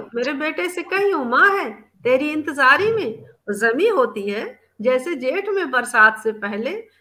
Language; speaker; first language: Hindi; native; Hindi